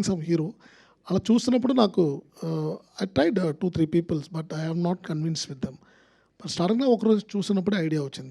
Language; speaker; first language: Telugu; non-native, learner; Tamil